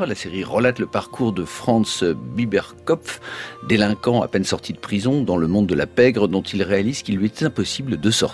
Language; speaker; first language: French; native; French